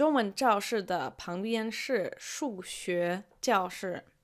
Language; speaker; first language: Chinese; non-native, fluent; English